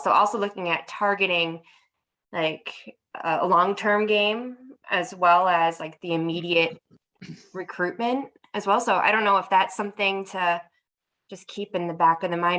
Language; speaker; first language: English; native; English